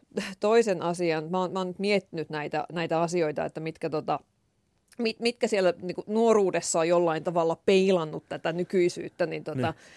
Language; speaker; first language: Finnish; native; Finnish